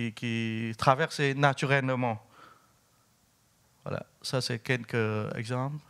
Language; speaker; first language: French; non-native, fluent; Vietnamese